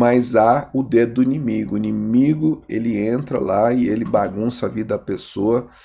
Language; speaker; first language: Portuguese; native; Portuguese